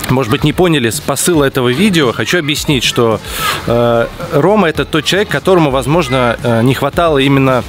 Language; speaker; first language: Russian; native; Russian